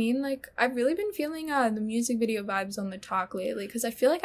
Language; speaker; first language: English; early bilingual, other home language; Russian